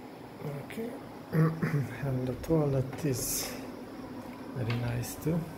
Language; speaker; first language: English; non-native, learner; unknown